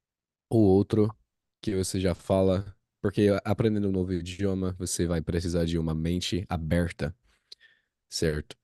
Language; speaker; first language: Portuguese; non-native, fluent; English